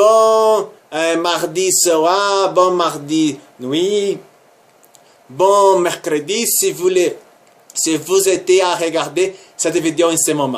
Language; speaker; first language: French; non-native, learner; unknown